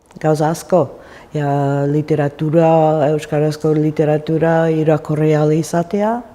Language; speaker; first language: Basque; non-native, fluent; English